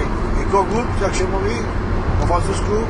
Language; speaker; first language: Polish; early bilingual, heritage; French